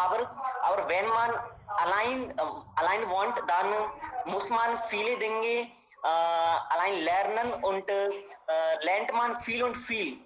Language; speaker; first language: German; non-native, learner; Hindi